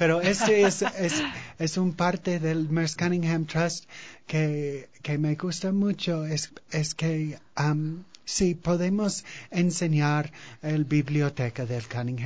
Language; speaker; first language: Spanish; non-native, fluent; English